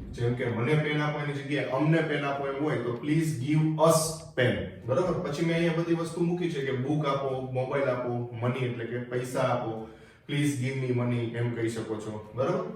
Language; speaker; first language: Gujarati; native; Gujarati